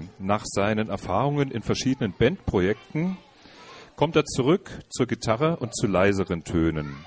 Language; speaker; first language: German; native; German